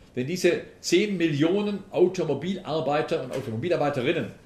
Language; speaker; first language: German; native; German